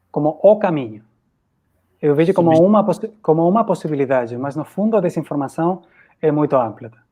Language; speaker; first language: Portuguese; non-native, fluent; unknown